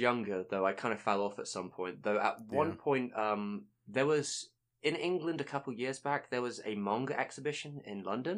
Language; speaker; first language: English; native; English